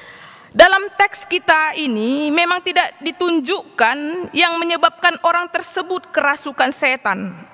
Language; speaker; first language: Indonesian; native; Indonesian